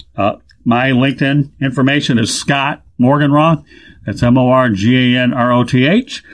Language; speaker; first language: English; native; English